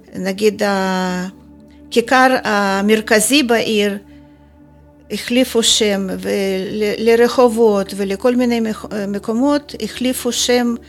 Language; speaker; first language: Hebrew; non-native, fluent; Russian